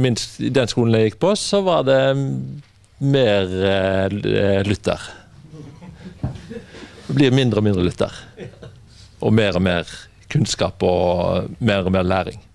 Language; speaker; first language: Norwegian; non-native, fluent; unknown